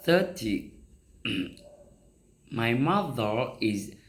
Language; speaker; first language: English; non-native, learner; Vietnamese